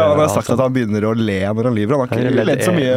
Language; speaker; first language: Norwegian; native; Norwegian